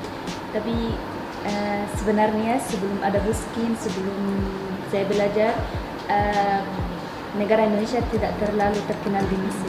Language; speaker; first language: Indonesian; non-native, learner; Arabic